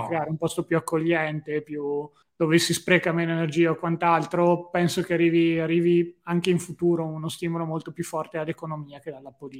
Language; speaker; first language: Italian; native; Italian